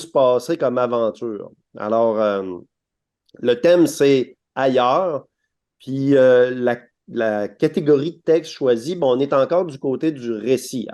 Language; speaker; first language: French; native; French